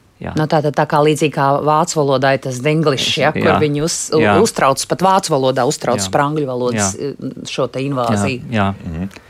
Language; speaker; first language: Latvian; non-native, fluent; Japanese